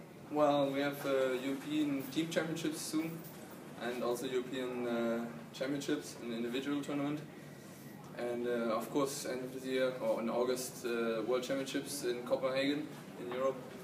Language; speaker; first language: English; non-native, fluent; German